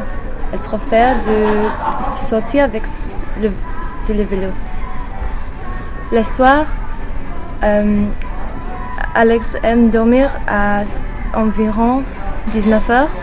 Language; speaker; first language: French; non-native, learner; English